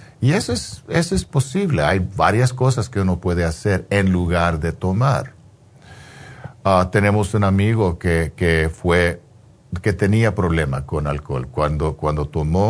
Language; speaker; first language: Spanish; non-native, fluent; English